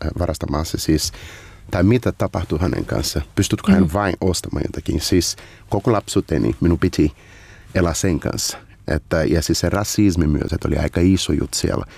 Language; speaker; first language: Finnish; non-native, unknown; Portuguese